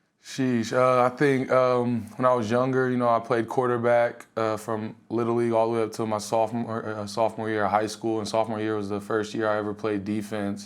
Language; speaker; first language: English; native; English